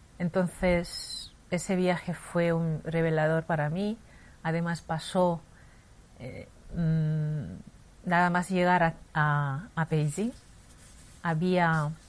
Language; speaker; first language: Spanish; non-native, fluent; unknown